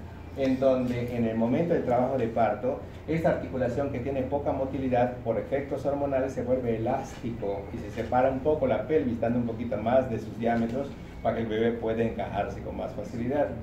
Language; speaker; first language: Spanish; native; Spanish